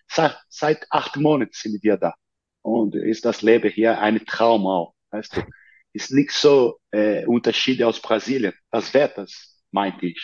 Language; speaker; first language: German; non-native, learner; Portuguese